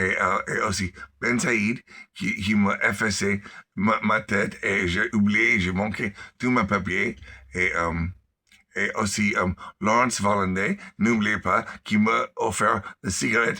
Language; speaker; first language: French; non-native, learner; English